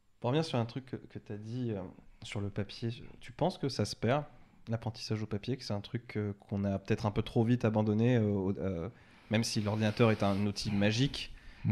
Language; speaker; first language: French; native; French